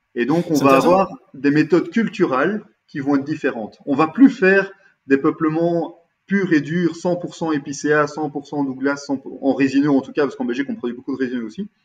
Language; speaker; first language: French; native; French